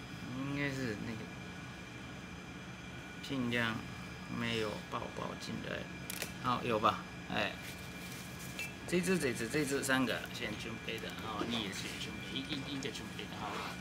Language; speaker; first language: Chinese; non-native, learner; Japanese